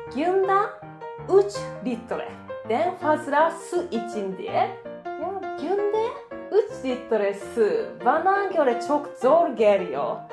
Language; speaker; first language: Turkish; non-native, fluent; Japanese